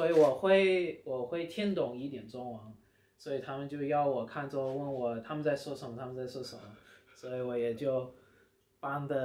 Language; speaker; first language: Chinese; early bilingual, heritage; Chinese